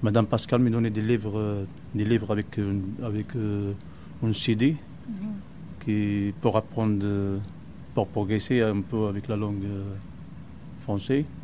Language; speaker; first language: French; non-native, learner; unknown